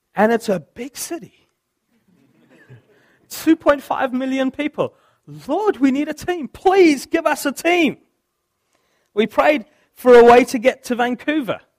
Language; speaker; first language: English; native; English